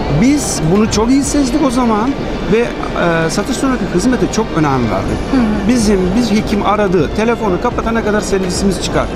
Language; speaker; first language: Turkish; early bilingual, heritage; Turkish